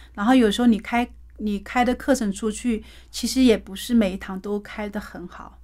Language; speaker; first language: Chinese; native; Chinese